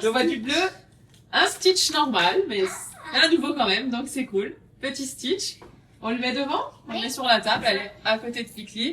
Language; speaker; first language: French; native; French